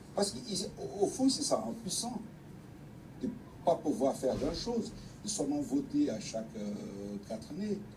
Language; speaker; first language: French; non-native, fluent; Portuguese